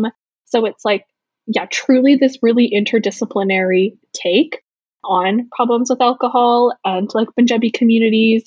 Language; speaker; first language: English; native; English